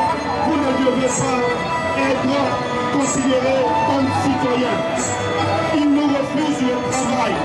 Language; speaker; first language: French; non-native, learner; Tibetan